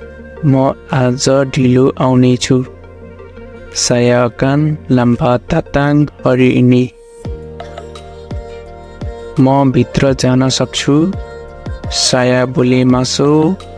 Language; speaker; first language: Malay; non-native, fluent; Nepali